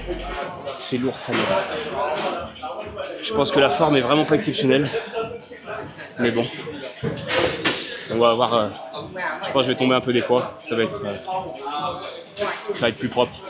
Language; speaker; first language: French; native; French